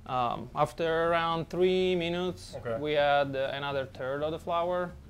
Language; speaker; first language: English; non-native, fluent; Italian